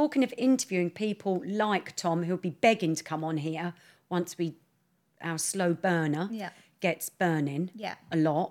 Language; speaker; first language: English; native; English